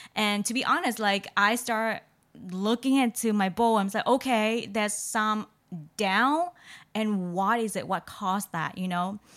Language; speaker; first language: English; non-native, fluent; Vietnamese